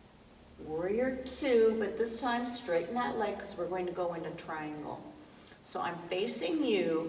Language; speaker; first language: English; native; English